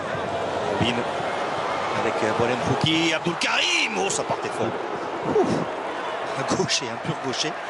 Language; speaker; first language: French; native; French